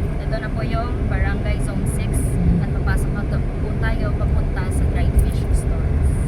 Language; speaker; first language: Filipino; non-native, local second language; Hiligaynon